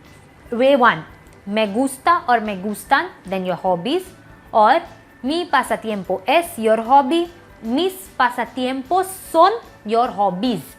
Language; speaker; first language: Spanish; non-native, learner; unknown